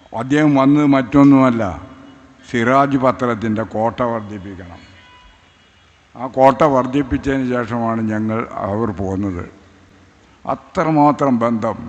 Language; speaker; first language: Malayalam; native; Malayalam